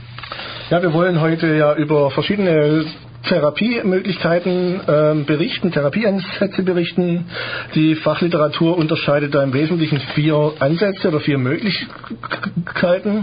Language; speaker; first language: German; native; German